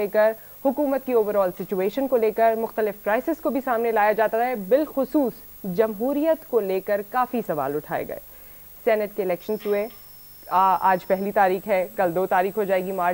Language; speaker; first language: Urdu; native; Urdu